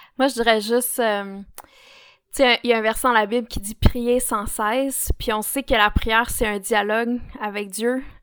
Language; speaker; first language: French; native; French